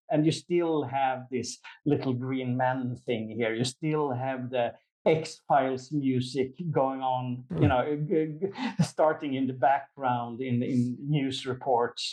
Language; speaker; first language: English; non-native, fluent; Swedish